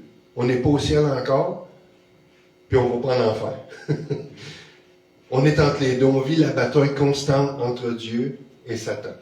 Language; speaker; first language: French; native; French